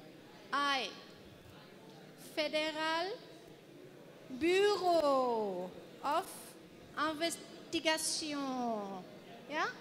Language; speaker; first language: English; non-native, fluent; French